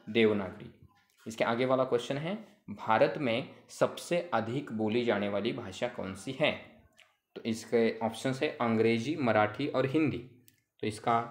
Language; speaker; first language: Hindi; non-native, local second language; Marathi